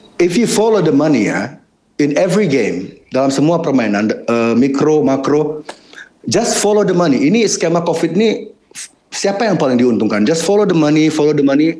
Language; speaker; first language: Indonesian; native; Indonesian